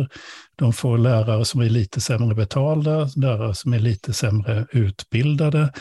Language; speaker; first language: Swedish; native; Swedish